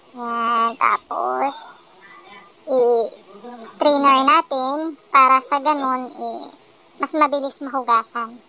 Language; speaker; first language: Filipino; non-native, local second language; Pangasinan